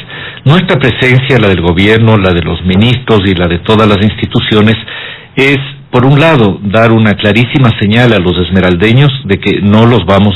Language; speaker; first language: Spanish; native; Spanish